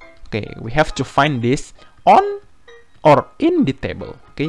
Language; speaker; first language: English; non-native, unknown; Indonesian